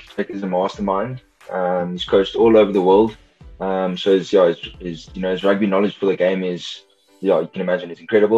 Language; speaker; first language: English; native; English